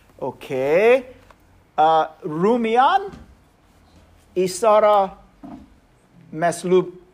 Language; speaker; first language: Persian; non-native, learner; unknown